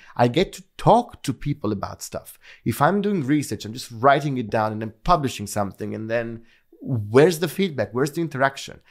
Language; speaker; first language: English; non-native, fluent; Italian